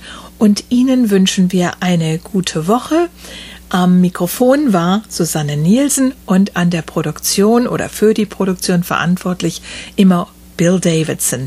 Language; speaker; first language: German; native; German